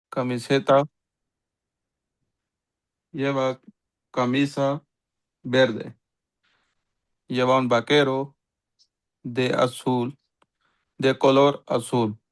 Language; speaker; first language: Spanish; non-native, learner; Urdu